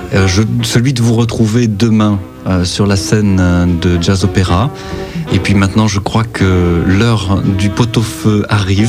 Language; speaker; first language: French; native; French